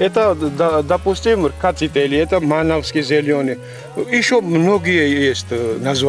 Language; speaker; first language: Russian; non-native, fluent; Georgian